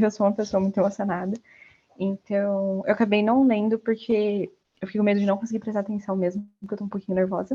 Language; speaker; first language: Portuguese; native; Portuguese